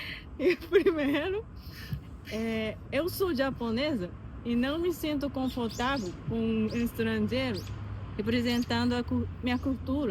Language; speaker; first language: Portuguese; non-native, fluent; Japanese